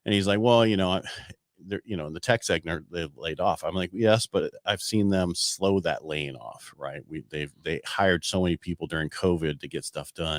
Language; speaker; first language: English; native; English